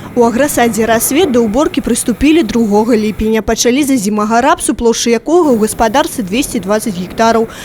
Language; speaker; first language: Belarusian; native; Belarusian